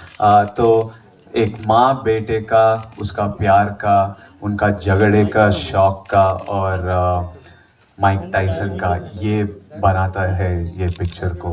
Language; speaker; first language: Hindi; non-native, local second language; Telugu